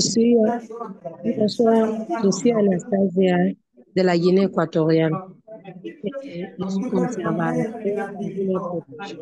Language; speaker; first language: French; non-native, local second language; Spanish